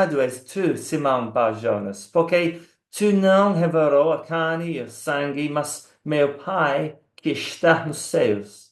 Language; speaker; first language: Portuguese; non-native, fluent; English